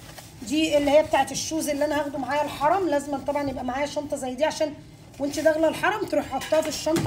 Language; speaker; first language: Arabic; native; Arabic